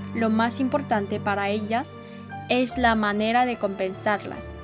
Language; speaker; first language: Spanish; non-native, fluent; Korean